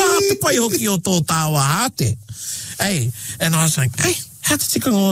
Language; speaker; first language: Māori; non-native, local second language; English